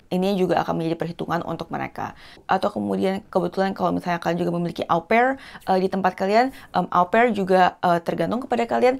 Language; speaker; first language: Indonesian; native; Indonesian